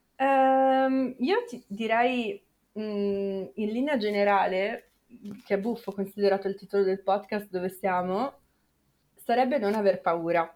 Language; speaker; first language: Italian; native; Italian